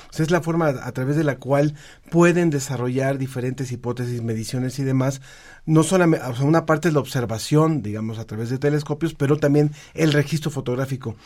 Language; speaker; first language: Spanish; native; Spanish